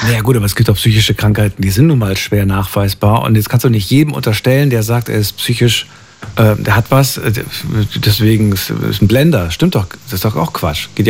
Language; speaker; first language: German; native; German